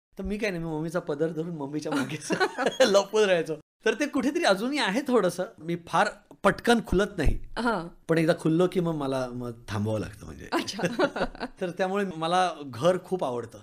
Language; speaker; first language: Marathi; early bilingual, other home language; Tamil